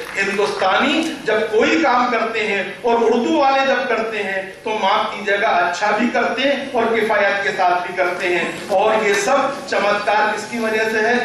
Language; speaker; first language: Urdu; native; Urdu